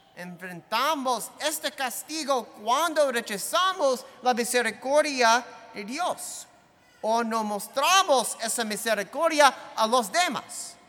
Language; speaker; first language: Spanish; non-native, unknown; English